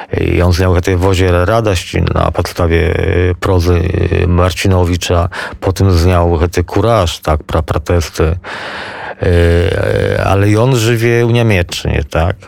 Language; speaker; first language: Polish; non-native, local second language; Belarusian